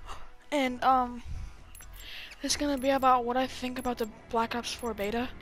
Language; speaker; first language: English; native; English